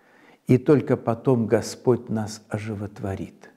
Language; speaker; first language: Russian; native; Russian